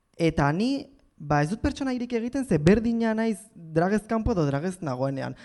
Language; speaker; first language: Basque; non-native, local second language; Spanish